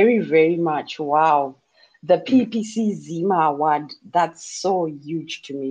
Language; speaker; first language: English; non-native, local second language; Shona